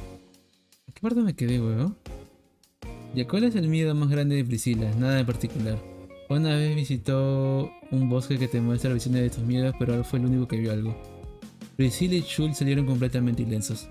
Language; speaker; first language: Spanish; native; Spanish